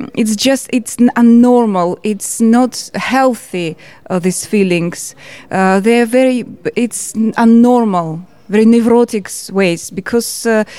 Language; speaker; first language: English; non-native, learner; Georgian